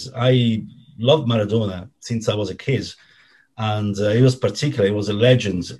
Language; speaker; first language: English; non-native, fluent; Italian